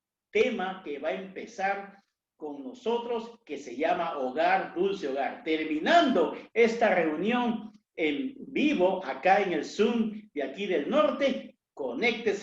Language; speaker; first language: Spanish; native; Spanish